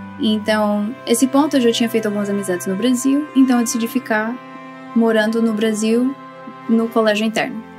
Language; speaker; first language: Portuguese; early bilingual, heritage; Portuguese